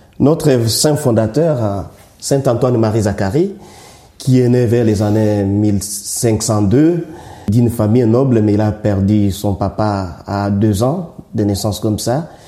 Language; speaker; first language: French; non-native, local second language; Swahili